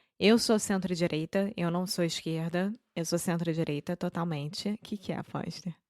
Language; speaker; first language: Portuguese; native; Portuguese